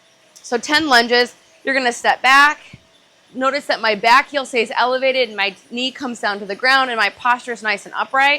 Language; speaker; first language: English; native; English